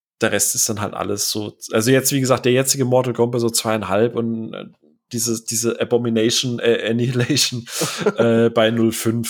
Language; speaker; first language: German; native; German